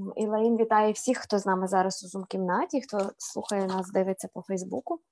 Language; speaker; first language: Ukrainian; native; Ukrainian